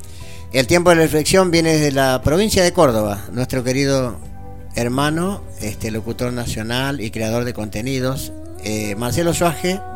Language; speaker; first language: Spanish; native; Spanish